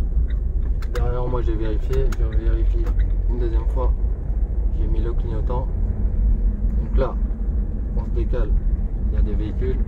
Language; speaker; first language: French; native; French